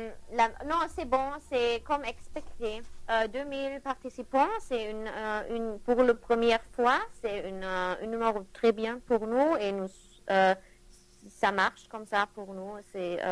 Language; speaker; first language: French; non-native, learner; German